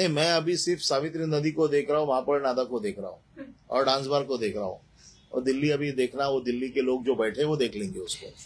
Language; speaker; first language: Hindi; non-native, local second language; Marathi